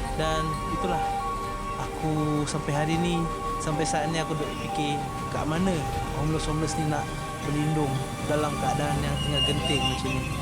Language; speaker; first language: Malay; native; Malay